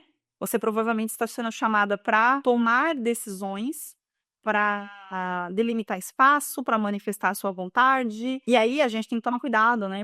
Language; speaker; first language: Portuguese; native; Portuguese